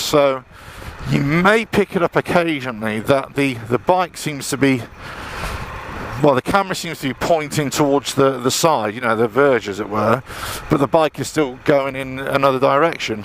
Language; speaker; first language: English; native; English